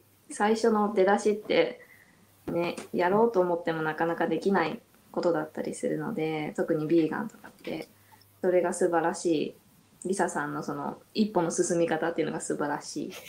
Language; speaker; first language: Japanese; native; Japanese